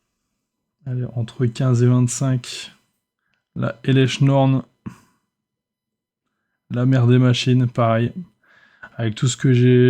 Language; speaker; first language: French; native; French